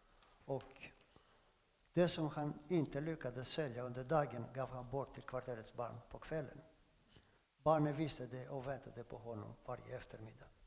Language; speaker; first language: Swedish; non-native, fluent; Greek